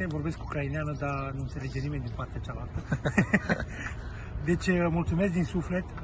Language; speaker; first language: Romanian; non-native, local second language; Ukrainian